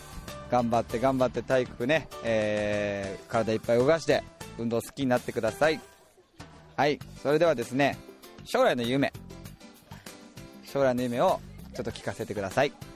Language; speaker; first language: Japanese; native; Japanese